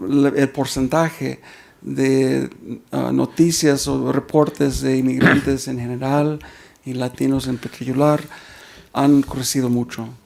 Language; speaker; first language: Spanish; early bilingual, heritage; Spanish